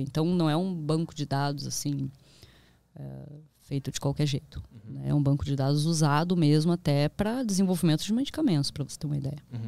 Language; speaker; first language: Portuguese; native; Portuguese